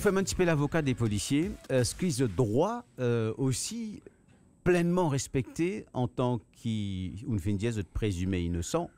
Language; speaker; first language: French; non-native, local second language; Morisyen